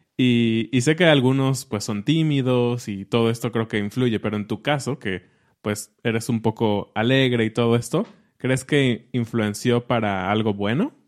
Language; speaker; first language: Spanish; native; Spanish